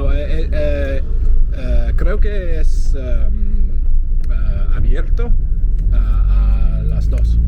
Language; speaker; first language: Spanish; non-native, learner; English